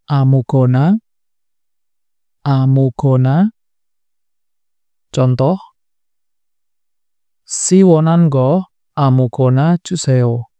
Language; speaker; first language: Korean; non-native, fluent; Indonesian